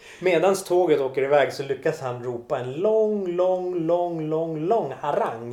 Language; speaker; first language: Swedish; native; Swedish